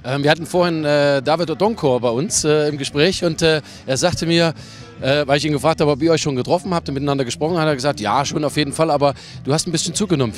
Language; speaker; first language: German; native; German